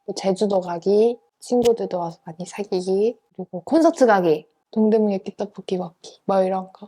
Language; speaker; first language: Korean; early bilingual, heritage; Korean